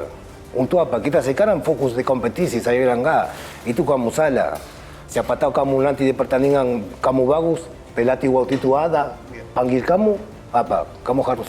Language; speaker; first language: Indonesian; non-native, fluent; Spanish